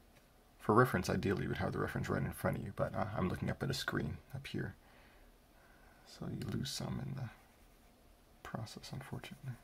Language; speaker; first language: English; native; English